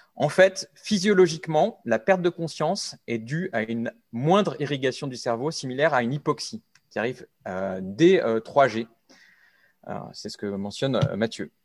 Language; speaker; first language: French; native; French